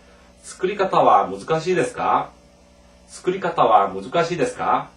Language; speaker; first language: Japanese; non-native, fluent; Korean